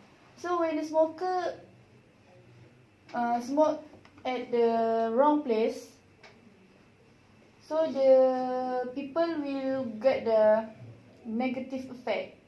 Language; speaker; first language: English; non-native, learner; Malay